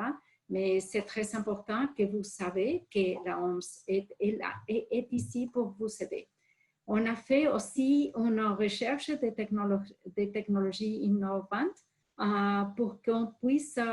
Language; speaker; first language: French; non-native, fluent; Spanish